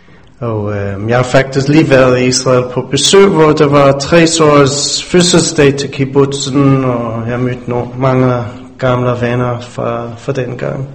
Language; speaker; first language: Danish; non-native, fluent; English